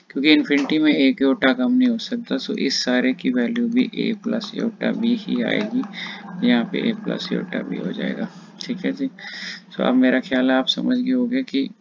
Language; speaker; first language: Hindi; non-native, local second language; Punjabi